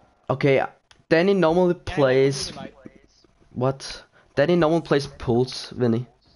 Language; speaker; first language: English; non-native, fluent; Danish